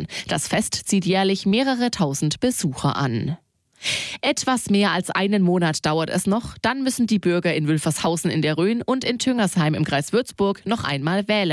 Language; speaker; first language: German; native; German